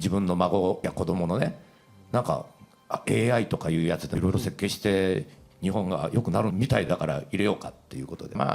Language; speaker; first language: Japanese; native; Japanese